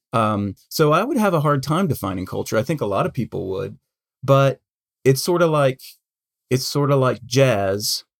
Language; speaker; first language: English; native; English